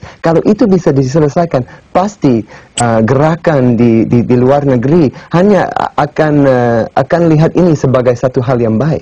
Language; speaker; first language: Indonesian; non-native, fluent; English